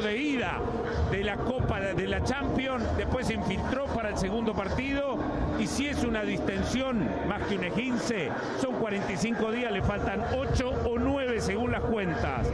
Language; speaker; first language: Spanish; native; Spanish